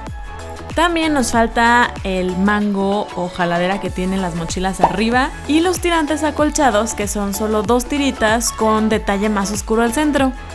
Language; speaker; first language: Spanish; native; Spanish